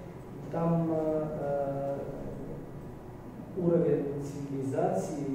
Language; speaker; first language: Russian; non-native, fluent; Bulgarian